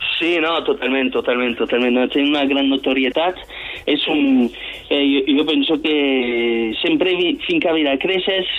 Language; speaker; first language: Catalan; non-native, fluent; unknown